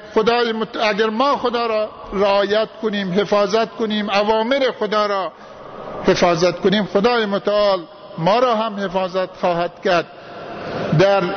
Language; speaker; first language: Persian; native; Persian